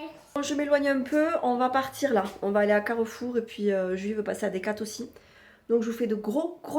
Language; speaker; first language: French; native; French